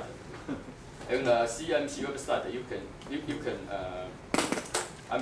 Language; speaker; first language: English; non-native, learner; Chinese